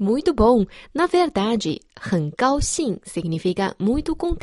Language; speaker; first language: Portuguese; non-native, fluent; Chinese